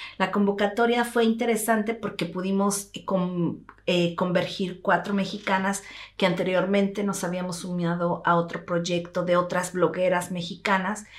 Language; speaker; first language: Spanish; native; Spanish